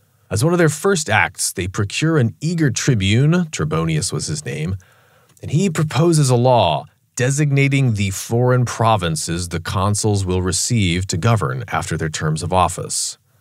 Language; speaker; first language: English; native; English